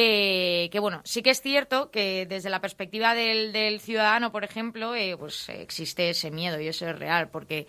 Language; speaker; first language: Spanish; native; Spanish